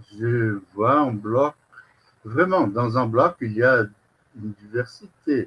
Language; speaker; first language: French; non-native, fluent; Portuguese